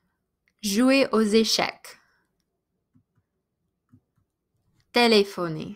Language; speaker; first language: French; non-native, fluent; English